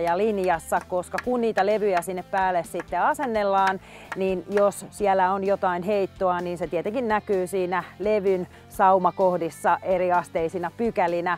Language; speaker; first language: Finnish; native; Finnish